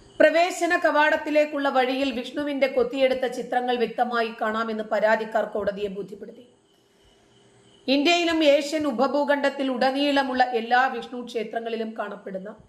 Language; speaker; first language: Malayalam; native; Malayalam